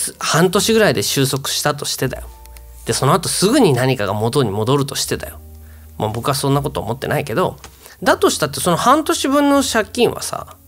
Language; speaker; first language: Japanese; native; Japanese